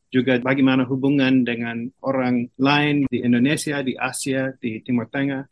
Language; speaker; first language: Malay; non-native, fluent; English